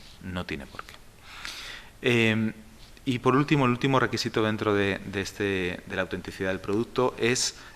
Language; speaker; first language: Spanish; native; Spanish